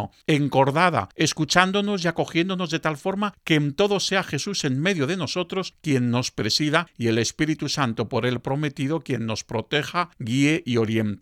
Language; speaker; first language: Spanish; native; Spanish